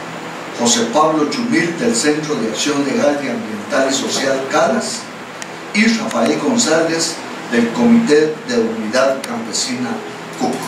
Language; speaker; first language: Spanish; native; Spanish